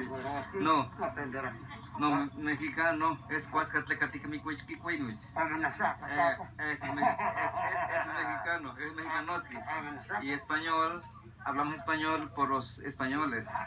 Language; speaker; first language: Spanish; non-native, local second language; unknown